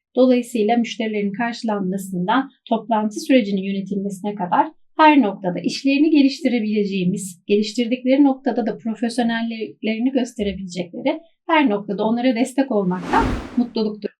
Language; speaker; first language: Turkish; native; Turkish